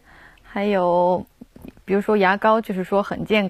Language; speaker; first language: Chinese; non-native, fluent; Japanese